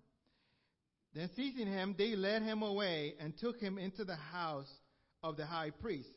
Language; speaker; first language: English; early bilingual, other home language; Spanish